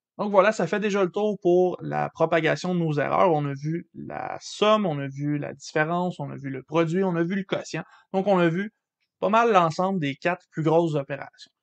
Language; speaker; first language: French; native; French